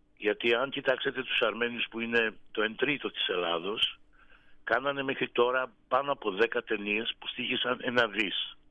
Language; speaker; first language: Greek; native; Greek